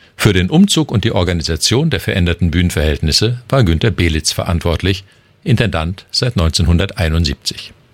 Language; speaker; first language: German; native; German